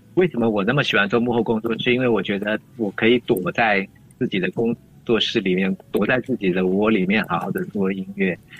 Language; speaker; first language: Chinese; native; Chinese